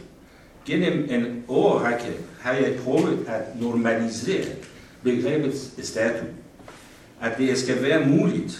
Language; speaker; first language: Danish; non-native, fluent; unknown